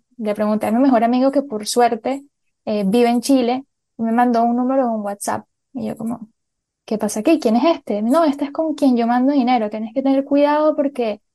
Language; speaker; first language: Spanish; native; Spanish